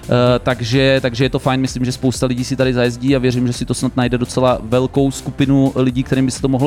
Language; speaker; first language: Czech; native; Czech